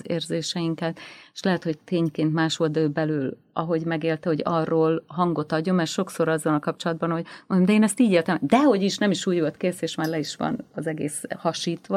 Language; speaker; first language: Hungarian; native; Hungarian